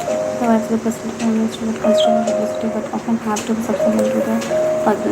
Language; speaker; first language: English; non-native, local second language; Hindi